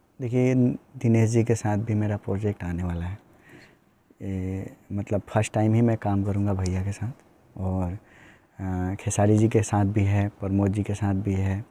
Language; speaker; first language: Hindi; native; Hindi